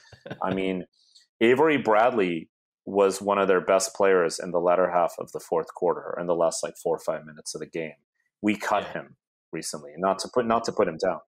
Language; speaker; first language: English; native; English